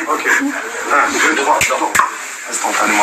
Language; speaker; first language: French; native; French